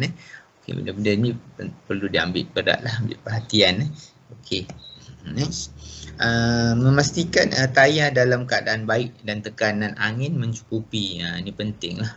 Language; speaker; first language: Malay; native; Malay